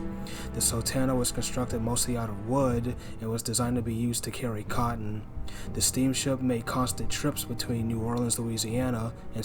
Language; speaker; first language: English; native; English